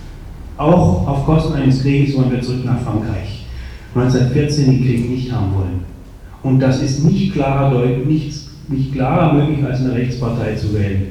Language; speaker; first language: German; native; German